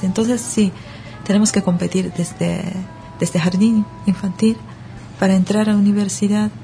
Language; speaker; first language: Spanish; non-native, learner; Japanese